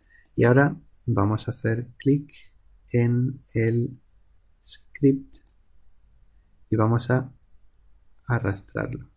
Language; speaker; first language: Spanish; native; Spanish